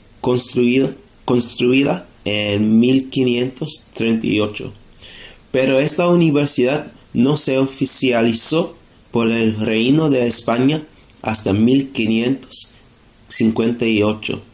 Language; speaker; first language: Spanish; non-native, fluent; English